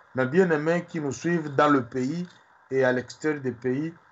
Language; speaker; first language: French; non-native, local second language; Swahili